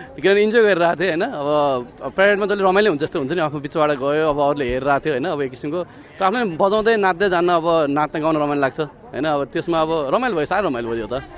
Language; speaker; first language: Nepali; native; Nepali